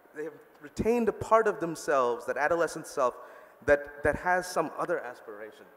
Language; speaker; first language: English; early bilingual, other home language; Bangla